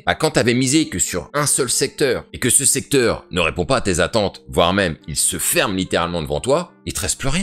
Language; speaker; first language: French; native; French